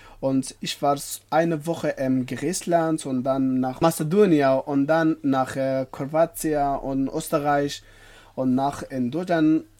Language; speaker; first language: German; non-native, learner; Persian